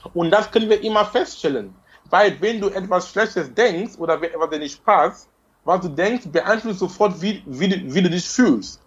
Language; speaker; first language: German; non-native, fluent; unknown